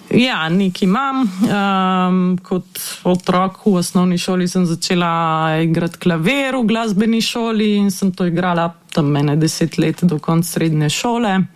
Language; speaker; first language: Slovenian; native; Slovenian